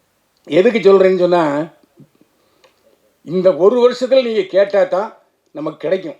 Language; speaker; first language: Tamil; native; Tamil